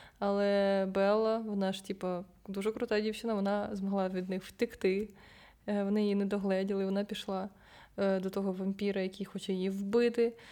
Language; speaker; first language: Ukrainian; non-native, local second language; Russian